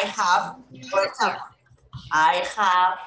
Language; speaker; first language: English; non-native, learner; Spanish